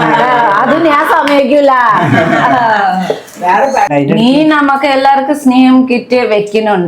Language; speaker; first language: Malayalam; non-native, learner; Nepali